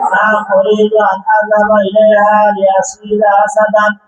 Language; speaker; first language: Arabic; non-native, fluent; Bangla